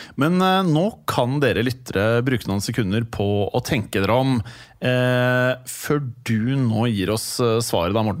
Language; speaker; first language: Norwegian; native; Norwegian